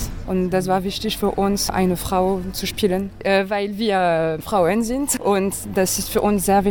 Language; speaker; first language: German; non-native, learner; French